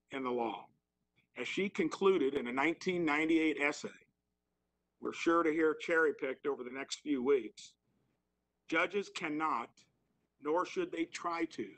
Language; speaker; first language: English; native; English